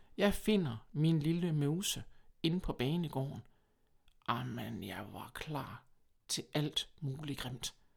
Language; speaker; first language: Danish; early bilingual, other home language; German